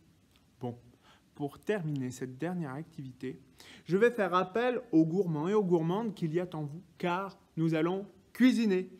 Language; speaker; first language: French; native; French